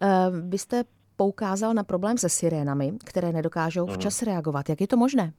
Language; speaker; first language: Czech; native; Czech